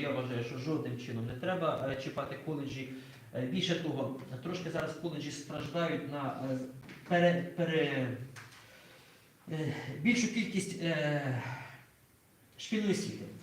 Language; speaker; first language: Ukrainian; native; Ukrainian